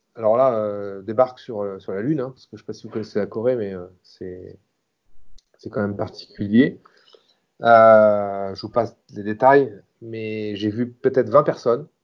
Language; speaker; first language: French; native; French